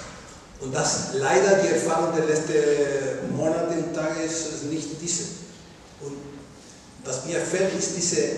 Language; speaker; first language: German; non-native, learner; Spanish